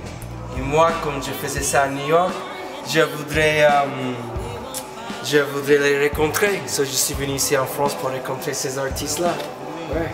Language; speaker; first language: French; non-native, fluent; English